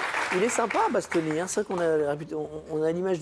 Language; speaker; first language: French; native; French